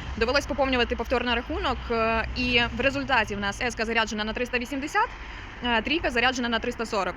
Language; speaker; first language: Ukrainian; non-native, local second language; Russian